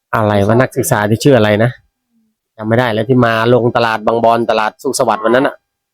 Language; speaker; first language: Thai; native; Thai